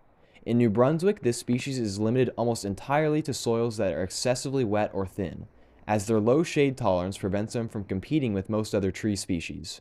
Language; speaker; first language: English; native; English